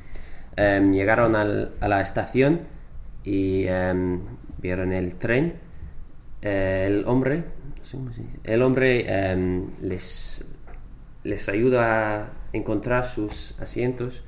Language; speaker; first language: Spanish; non-native, fluent; English